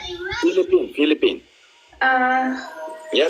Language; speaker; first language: Russian; non-native, local second language; Uzbek